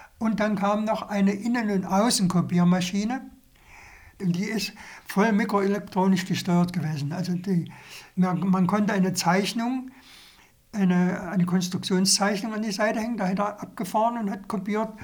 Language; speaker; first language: German; native; German